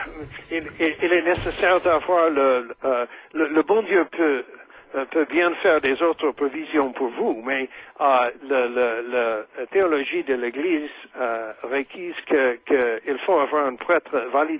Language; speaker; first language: French; non-native, fluent; English